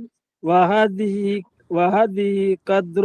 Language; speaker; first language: Arabic; non-native, learner; Filipino